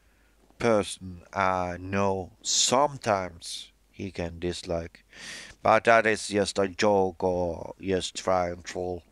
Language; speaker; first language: English; non-native, fluent; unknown